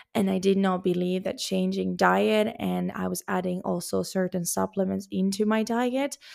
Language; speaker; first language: English; non-native, fluent; Finnish